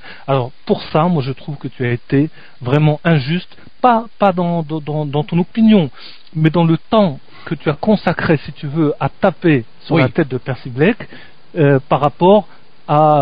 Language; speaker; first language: French; native; French